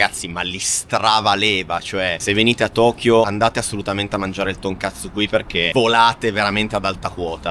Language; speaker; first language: Italian; native; Italian